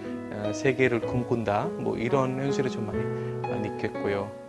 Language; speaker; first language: Korean; non-native, fluent; Bangla